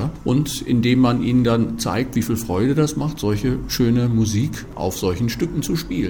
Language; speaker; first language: German; native; German